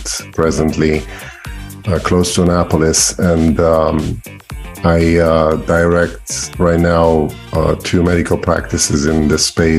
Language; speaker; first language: English; non-native, fluent; Romanian